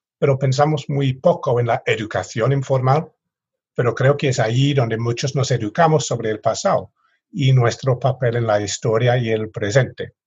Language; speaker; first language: Spanish; non-native, fluent; English